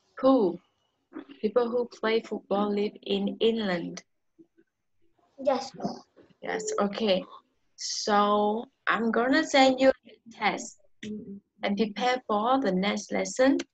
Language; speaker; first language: English; non-native, learner; Vietnamese